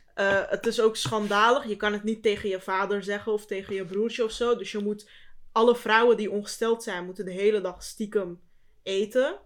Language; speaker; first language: Dutch; early bilingual, other home language; Turkish